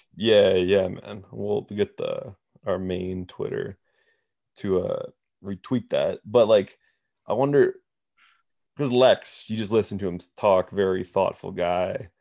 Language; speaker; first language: English; native; English